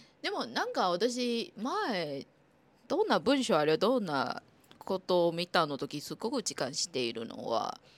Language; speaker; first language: Japanese; non-native, fluent; Chinese